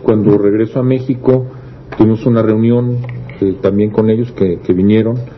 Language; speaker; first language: Spanish; native; Spanish